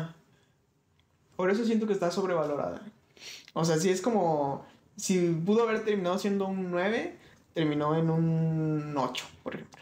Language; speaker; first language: Spanish; native; Spanish